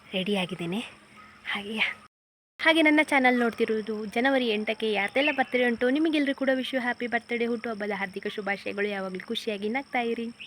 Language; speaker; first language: Kannada; non-native, local second language; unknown